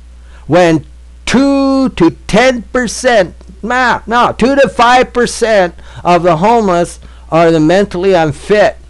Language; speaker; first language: English; native; English